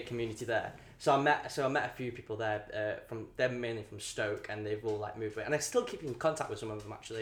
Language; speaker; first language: English; non-native, local second language; Cantonese